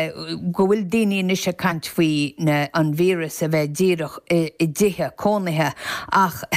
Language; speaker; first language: Irish; native; Irish